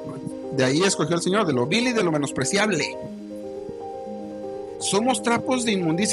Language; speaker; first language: Spanish; native; Spanish